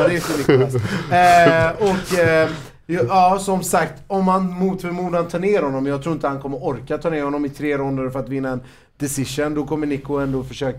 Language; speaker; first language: Swedish; native; Swedish